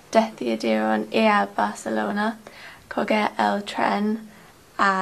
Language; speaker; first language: Spanish; non-native, learner; English